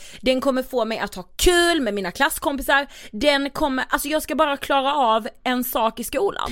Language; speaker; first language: Swedish; native; Swedish